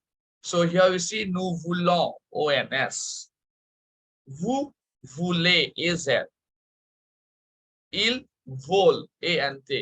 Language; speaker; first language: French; non-native, fluent; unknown